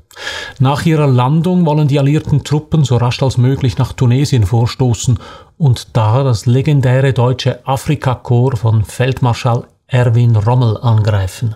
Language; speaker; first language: German; native; German